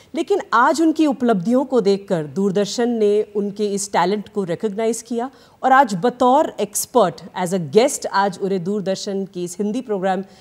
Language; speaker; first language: Hindi; native; Hindi